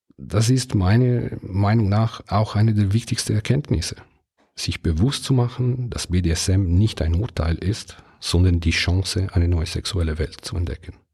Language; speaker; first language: German; non-native, local second language; Italian